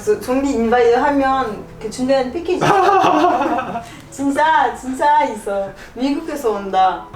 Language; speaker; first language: Korean; non-native, learner; French